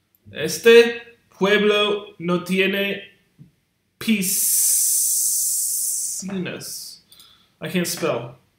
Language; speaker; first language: Spanish; non-native, learner; English